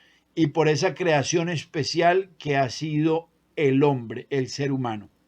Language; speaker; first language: Spanish; native; Spanish